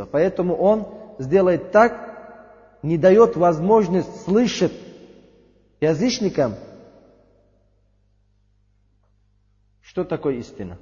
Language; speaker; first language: Russian; non-native, learner; Uzbek